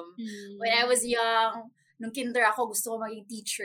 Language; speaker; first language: English; non-native, local second language; Cebuano